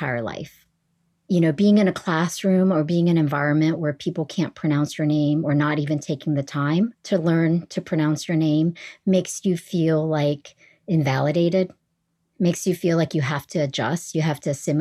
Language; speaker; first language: English; early bilingual, other home language; Vietnamese